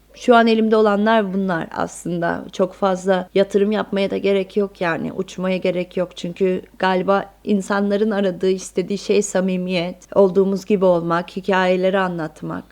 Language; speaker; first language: Turkish; native; Turkish